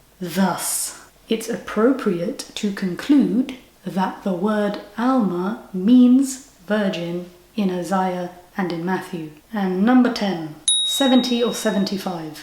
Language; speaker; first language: English; native; English